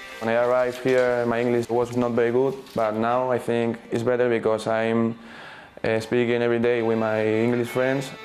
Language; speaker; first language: English; non-native, learner; Spanish